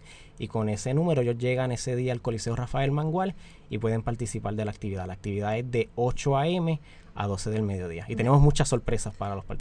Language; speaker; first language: Spanish; native; Spanish